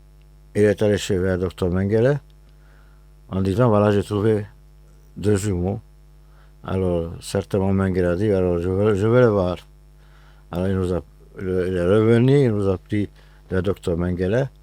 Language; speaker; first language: French; non-native, fluent; Hungarian